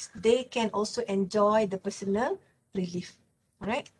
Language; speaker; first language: English; non-native, local second language; Malay